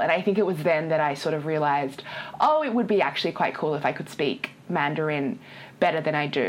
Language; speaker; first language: English; native; English